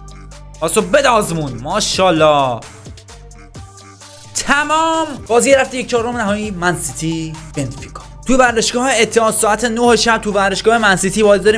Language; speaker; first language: Persian; native; Persian